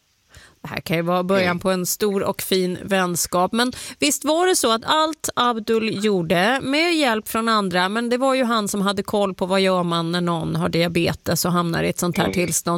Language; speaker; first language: Swedish; native; Swedish